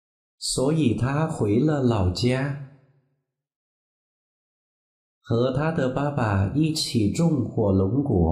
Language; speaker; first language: Chinese; non-native, fluent; Vietnamese